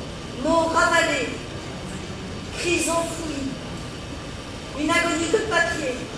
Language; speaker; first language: French; native; French